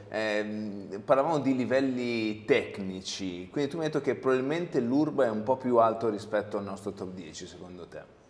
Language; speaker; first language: Italian; native; Italian